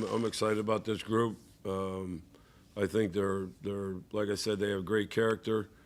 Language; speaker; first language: English; native; English